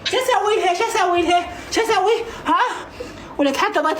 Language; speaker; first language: Arabic; native; Arabic